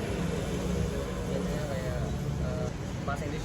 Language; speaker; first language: Indonesian; non-native, learner; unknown